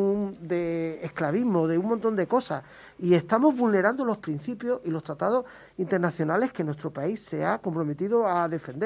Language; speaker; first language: Spanish; native; Spanish